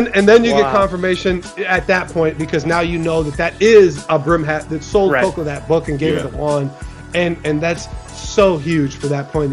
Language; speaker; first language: English; native; English